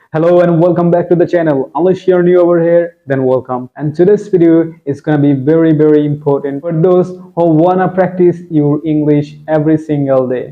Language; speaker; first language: English; non-native, local second language; Bangla